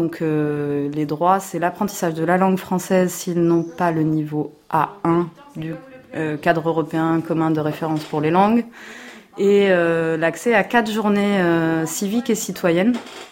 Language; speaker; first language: French; native; French